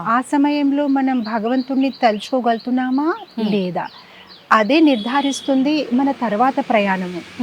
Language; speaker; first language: Telugu; non-native, fluent; Gujarati